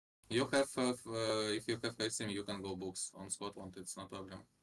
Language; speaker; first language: English; non-native, learner; Russian